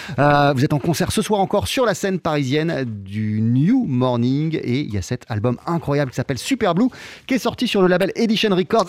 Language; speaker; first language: French; native; French